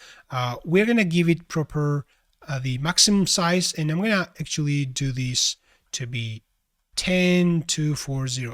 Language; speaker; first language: English; non-native, fluent; Georgian